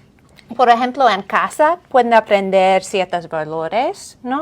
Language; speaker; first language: Spanish; non-native, fluent; English